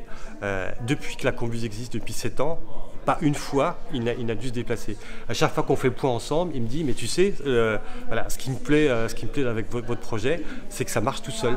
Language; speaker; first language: French; native; French